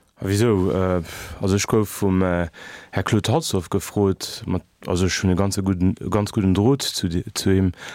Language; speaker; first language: Luxembourgish; early bilingual, other home language; Kabuverdianu